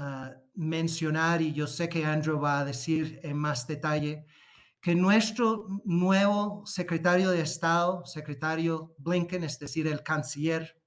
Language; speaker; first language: Spanish; non-native, fluent; English